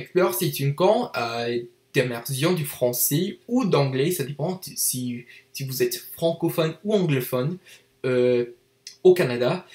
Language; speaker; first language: French; non-native, learner; English